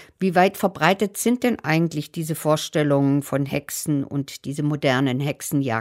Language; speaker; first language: German; native; German